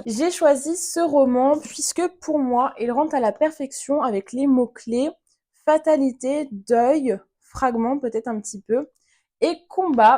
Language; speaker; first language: French; native; French